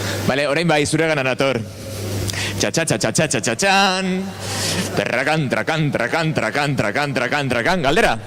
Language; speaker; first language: Basque; native; Basque